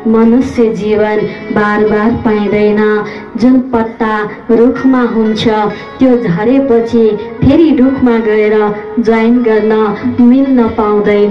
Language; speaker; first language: Nepali; native; Nepali